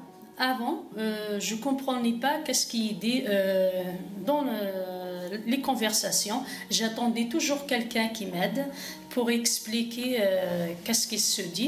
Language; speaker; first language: French; non-native, learner; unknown